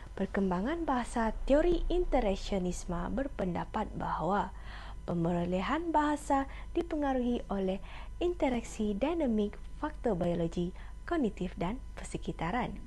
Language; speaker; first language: Malay; non-native, local second language; Iban